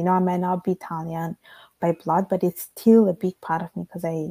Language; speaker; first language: English; non-native, fluent; Italian